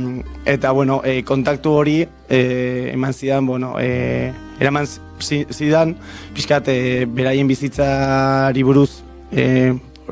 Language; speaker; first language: Basque; non-native, local second language; Spanish